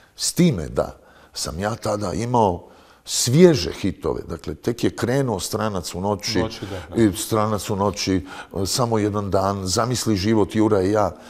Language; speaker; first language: Croatian; native; Croatian